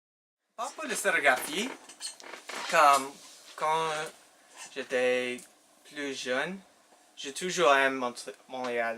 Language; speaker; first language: French; non-native, local second language; English